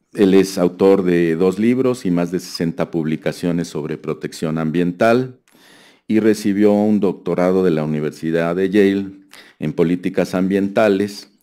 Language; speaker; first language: Spanish; native; Spanish